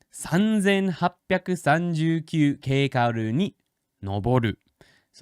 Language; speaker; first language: Japanese; non-native, fluent; English